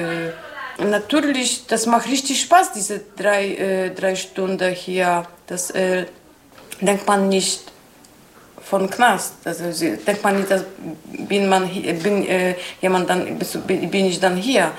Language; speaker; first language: German; non-native, learner; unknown